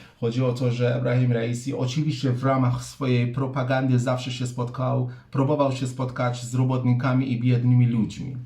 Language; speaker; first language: Polish; non-native, fluent; Persian